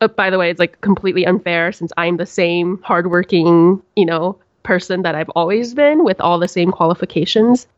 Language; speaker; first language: English; native; English